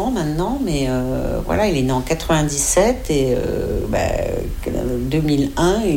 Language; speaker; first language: French; native; French